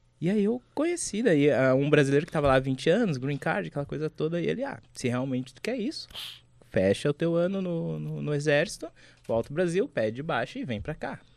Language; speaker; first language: Portuguese; native; Portuguese